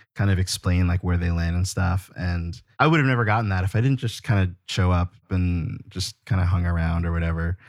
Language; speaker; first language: English; native; English